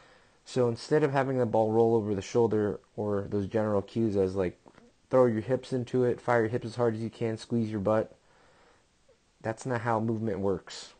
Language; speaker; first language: English; native; English